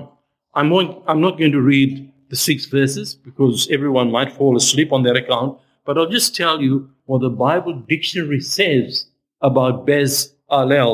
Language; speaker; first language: English; native; English